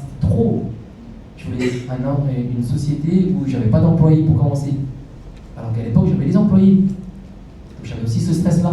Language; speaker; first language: French; native; French